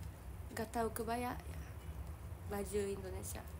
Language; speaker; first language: Indonesian; non-native, learner; Japanese